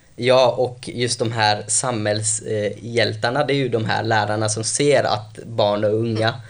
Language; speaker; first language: Swedish; early bilingual, other home language; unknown